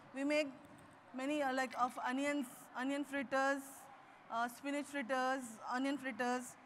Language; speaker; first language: English; non-native, local second language; Urdu